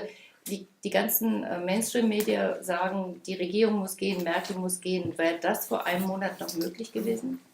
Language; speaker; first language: German; native; German